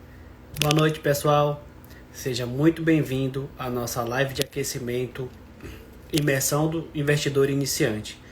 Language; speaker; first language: Portuguese; native; Portuguese